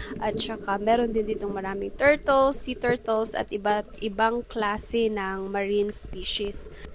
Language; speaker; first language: English; non-native, local second language; Cebuano